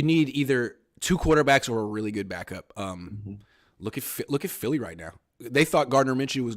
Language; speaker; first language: English; native; English